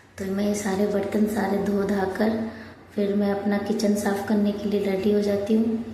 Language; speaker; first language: Hindi; non-native, local second language; Bangla